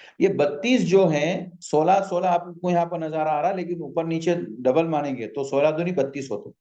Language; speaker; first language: Urdu; native; Urdu